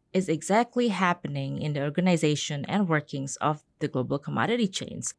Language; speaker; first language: English; non-native, fluent; Indonesian